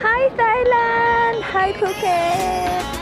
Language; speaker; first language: English; non-native, local second language; Filipino